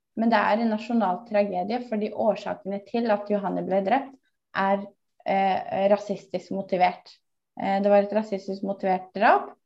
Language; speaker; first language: Norwegian; early bilingual, other home language; Somali